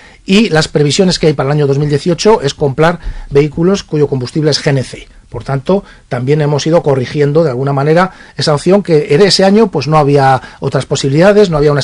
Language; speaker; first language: Spanish; native; Spanish